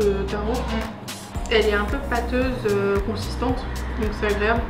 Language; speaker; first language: French; native; French